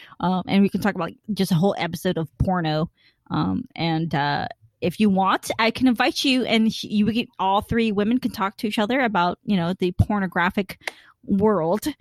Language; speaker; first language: English; early bilingual, other home language; Khmer